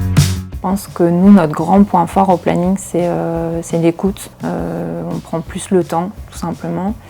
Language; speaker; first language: French; native; French